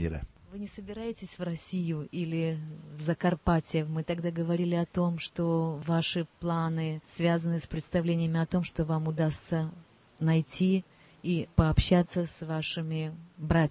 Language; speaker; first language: Russian; native; Russian